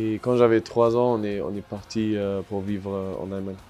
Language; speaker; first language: French; non-native, fluent; German